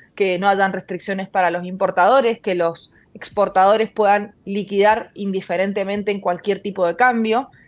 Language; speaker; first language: Spanish; native; Spanish